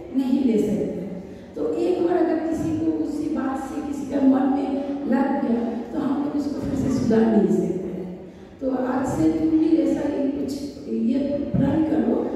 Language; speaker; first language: Hindi; non-native, local second language; Bangla